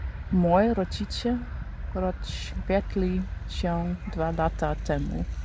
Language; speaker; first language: Polish; non-native, learner; Dutch